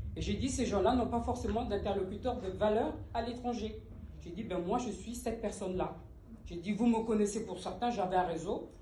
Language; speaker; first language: French; early bilingual, other home language; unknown